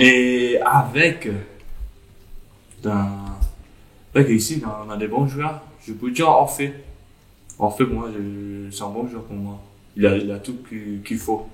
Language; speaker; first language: French; non-native, learner; Portuguese